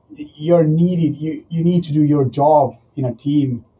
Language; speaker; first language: English; non-native, fluent; Spanish